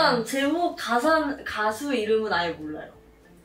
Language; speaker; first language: Korean; native; Korean